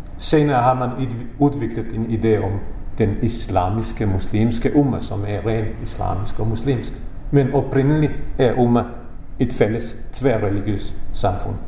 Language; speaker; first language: Danish; non-native, fluent; Bosnian